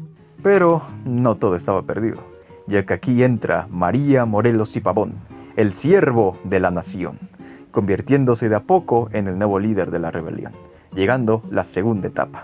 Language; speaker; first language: Spanish; native; Spanish